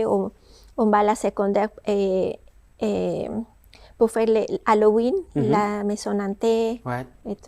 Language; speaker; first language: French; non-native, fluent; Spanish